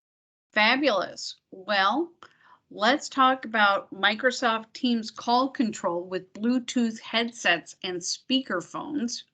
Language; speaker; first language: English; native; English